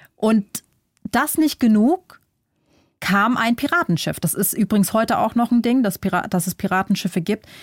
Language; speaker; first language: German; early bilingual, other home language; Vietnamese